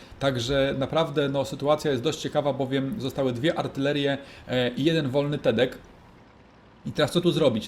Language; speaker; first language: Polish; native; Polish